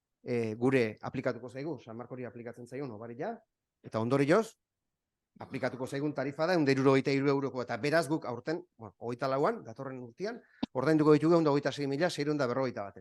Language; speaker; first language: Basque; native; Basque